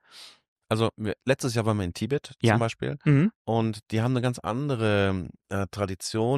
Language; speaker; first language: German; native; German